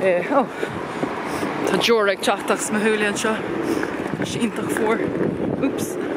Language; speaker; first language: Irish; non-native, local second language; English